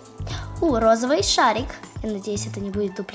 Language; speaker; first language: Russian; early bilingual, heritage; Russian